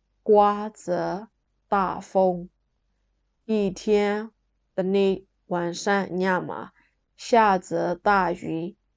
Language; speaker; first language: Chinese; non-native, fluent; Burmese